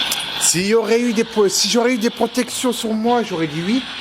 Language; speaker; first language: French; native; French